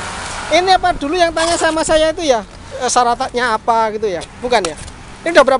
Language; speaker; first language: Indonesian; native; Indonesian